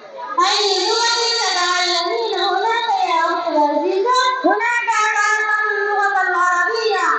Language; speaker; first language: Arabic; non-native, learner; Urdu